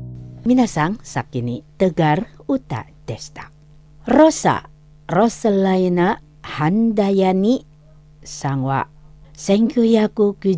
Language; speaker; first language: Japanese; non-native, fluent; Indonesian